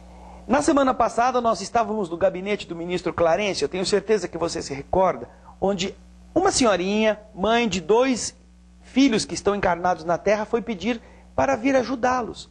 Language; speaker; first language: Portuguese; native; Portuguese